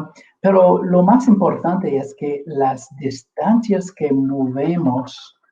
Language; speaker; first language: Spanish; non-native, fluent; English